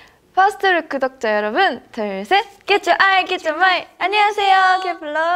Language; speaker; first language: Korean; non-native, fluent; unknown